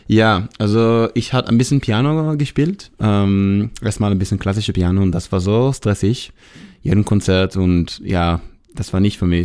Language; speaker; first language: German; non-native, learner; Hebrew